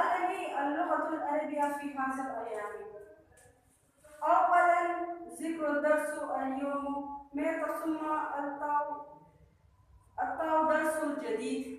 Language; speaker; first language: Arabic; non-native, learner; Pashto